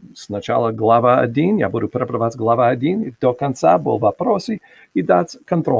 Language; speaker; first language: Russian; non-native, learner; English